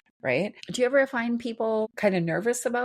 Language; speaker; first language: English; native; English